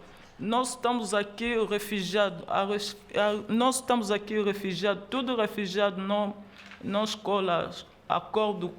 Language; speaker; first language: Portuguese; non-native, learner; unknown